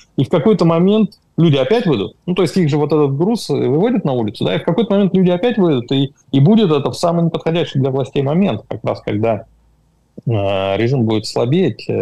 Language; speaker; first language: Russian; native; Russian